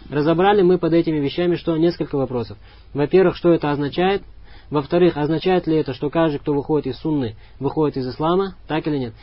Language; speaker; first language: Russian; non-native, local second language; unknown